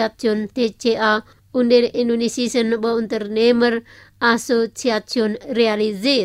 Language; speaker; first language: German; non-native, fluent; Indonesian